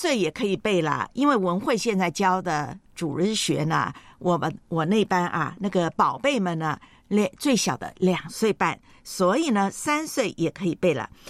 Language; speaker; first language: Chinese; native; Chinese